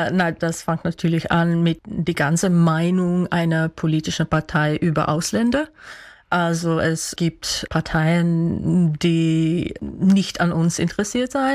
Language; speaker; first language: German; non-native, fluent; Dutch